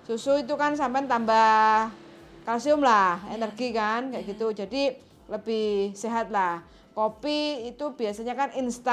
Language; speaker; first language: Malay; non-native, local second language; Javanese